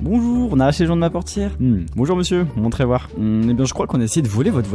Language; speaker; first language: French; native; French